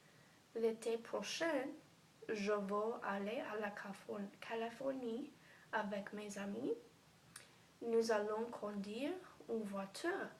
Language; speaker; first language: French; non-native, learner; English